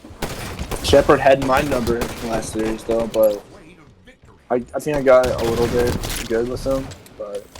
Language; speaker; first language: English; native; English